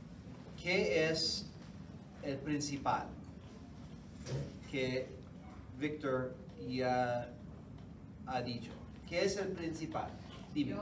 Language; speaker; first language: Spanish; non-native, fluent; English